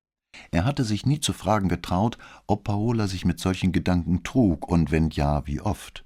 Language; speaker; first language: German; native; German